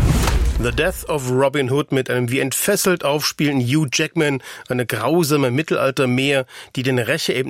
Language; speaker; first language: German; native; German